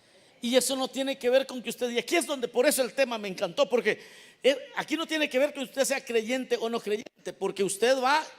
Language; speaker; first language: Spanish; native; Spanish